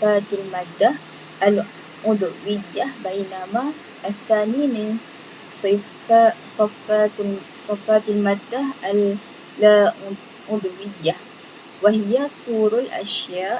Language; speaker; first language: Arabic; non-native, learner; Malay